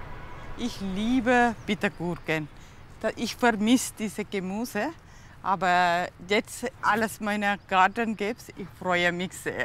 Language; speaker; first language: German; non-native, learner; Tamil